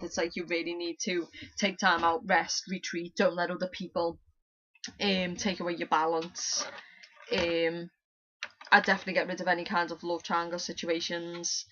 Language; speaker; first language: English; native; English